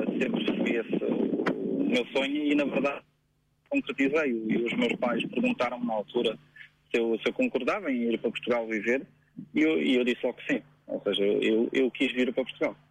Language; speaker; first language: Portuguese; early bilingual, heritage; Portuguese